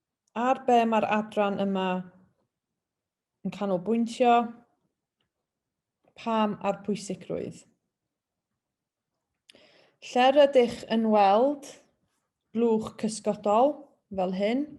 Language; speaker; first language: Welsh; native; Welsh